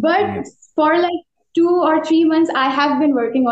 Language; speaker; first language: English; non-native, local second language; Urdu